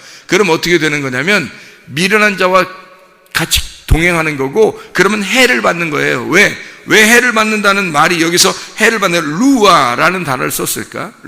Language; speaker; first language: Korean; native; Korean